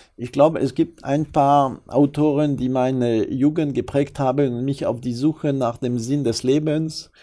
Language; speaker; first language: German; non-native, fluent; French